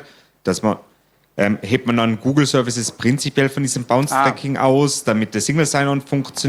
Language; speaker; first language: German; native; German